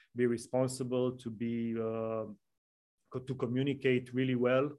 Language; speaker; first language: English; non-native, fluent; Romanian